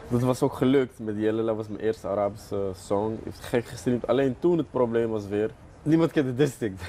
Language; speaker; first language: Dutch; early bilingual, other home language; Arabic